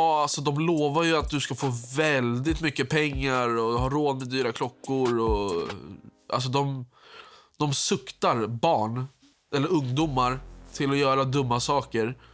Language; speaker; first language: Swedish; native; Swedish